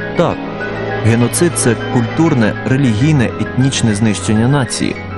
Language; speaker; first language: Ukrainian; native; Ukrainian